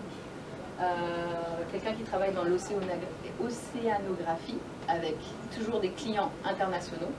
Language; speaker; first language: French; native; French